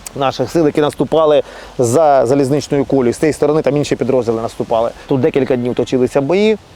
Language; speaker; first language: Ukrainian; native; Ukrainian